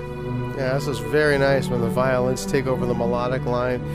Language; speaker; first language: English; native; English